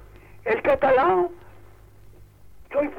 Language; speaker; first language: Spanish; non-native, local second language; Catalan